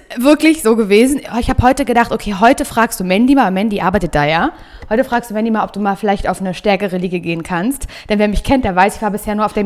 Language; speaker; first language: German; native; German